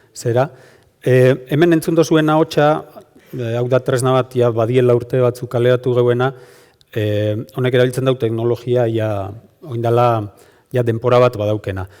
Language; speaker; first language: Basque; native; Basque